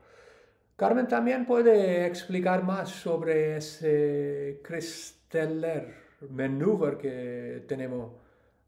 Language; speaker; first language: Spanish; non-native, learner; English